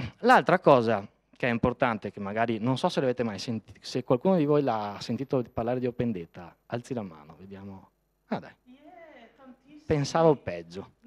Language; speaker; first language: Italian; native; Italian